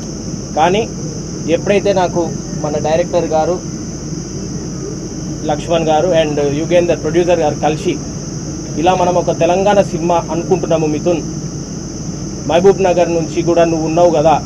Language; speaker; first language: Telugu; native; Telugu